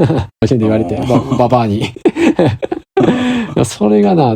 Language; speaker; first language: Japanese; native; Japanese